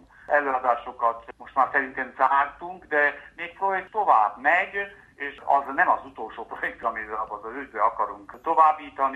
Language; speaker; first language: Hungarian; early bilingual, heritage; Hungarian